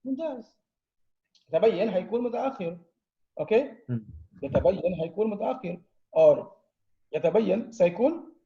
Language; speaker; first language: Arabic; non-native, fluent; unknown